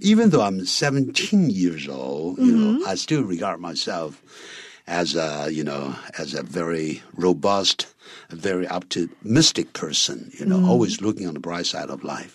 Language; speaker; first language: English; non-native, fluent; Chinese